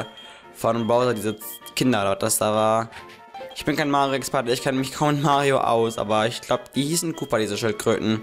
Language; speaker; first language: German; native; German